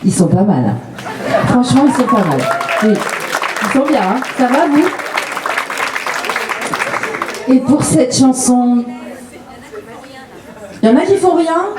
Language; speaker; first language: French; native; French